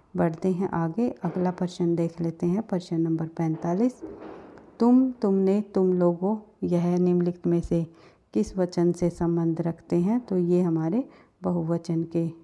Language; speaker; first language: Hindi; native; Hindi